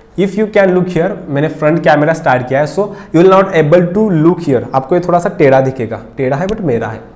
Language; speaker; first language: Hindi; non-native, local second language; Marathi